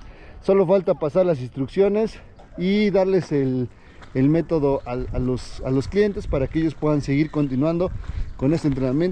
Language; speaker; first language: Spanish; native; Spanish